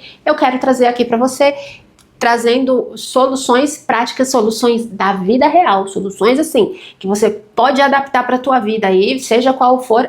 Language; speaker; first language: Portuguese; native; Portuguese